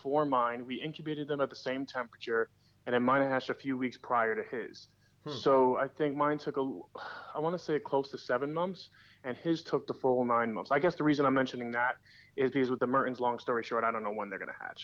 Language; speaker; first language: English; native; English